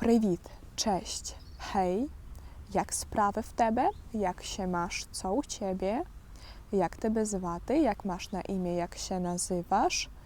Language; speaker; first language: Polish; non-native, fluent; Ukrainian